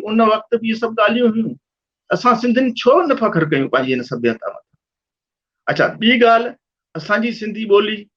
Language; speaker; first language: Sindhi; early bilingual, heritage; Sindhi